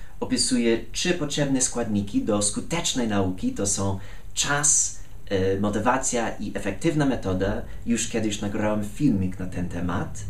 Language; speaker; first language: Polish; non-native, fluent; English